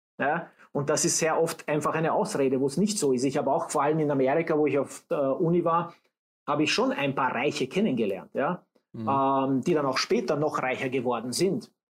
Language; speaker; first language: German; early bilingual, other home language; English